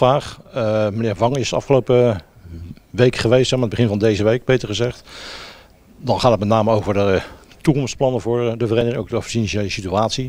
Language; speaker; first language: Dutch; native; Dutch